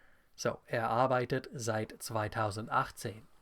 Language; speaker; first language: German; non-native, fluent; English